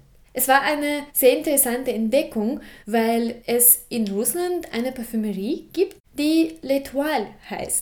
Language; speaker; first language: German; non-native, fluent; Russian